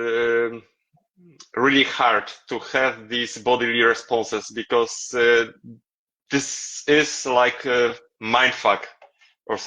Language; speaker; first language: English; non-native, learner; Polish